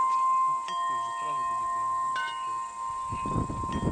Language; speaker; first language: Russian; native; Russian